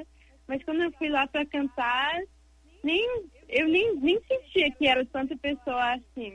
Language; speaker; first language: Portuguese; early bilingual, heritage; English